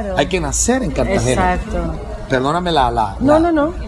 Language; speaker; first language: Spanish; native; Spanish